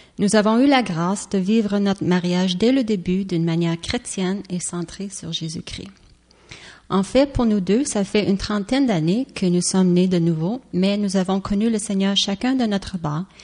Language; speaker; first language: French; early bilingual, other home language; Estonian